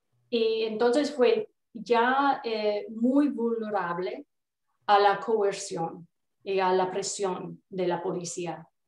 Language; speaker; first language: Spanish; non-native, fluent; English